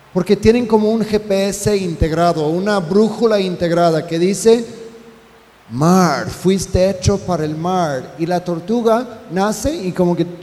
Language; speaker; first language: Spanish; non-native, fluent; English